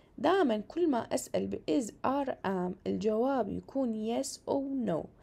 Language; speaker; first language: Arabic; native; Arabic